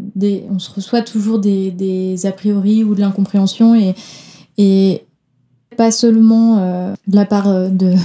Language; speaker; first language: French; non-native, fluent; Danish